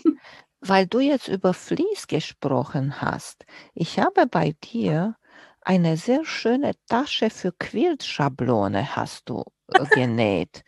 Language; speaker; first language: German; non-native, fluent; Romanian